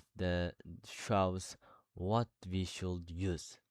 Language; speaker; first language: English; non-native, learner; Uzbek